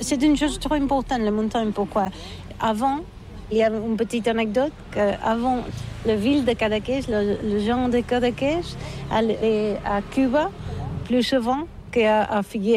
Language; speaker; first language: French; non-native, learner; Catalan